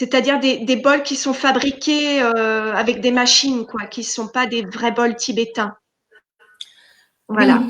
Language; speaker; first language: French; native; French